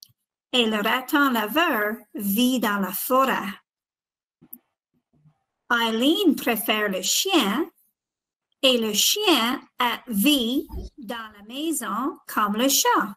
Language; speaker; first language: French; non-native, fluent; English